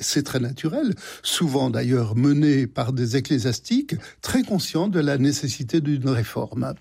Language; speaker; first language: French; native; French